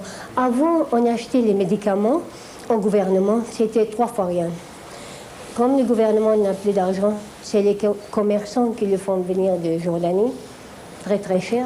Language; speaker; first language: French; non-native, fluent; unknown